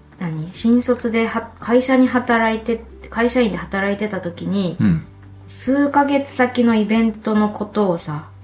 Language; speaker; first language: Japanese; native; Japanese